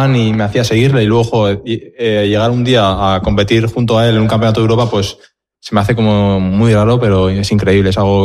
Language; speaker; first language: Spanish; native; Spanish